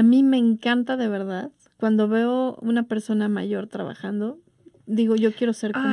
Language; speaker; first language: Spanish; native; Spanish